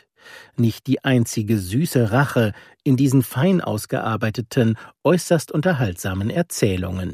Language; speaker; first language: German; native; German